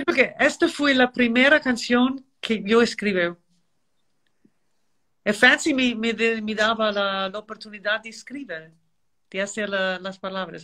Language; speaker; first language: Spanish; non-native, learner; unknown